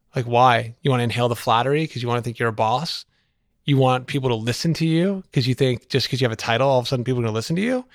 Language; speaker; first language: English; native; English